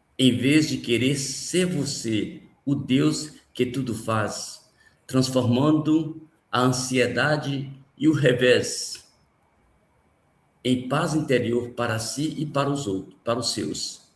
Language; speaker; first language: Portuguese; native; Portuguese